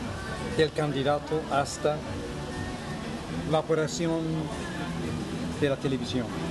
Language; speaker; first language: Spanish; non-native, fluent; English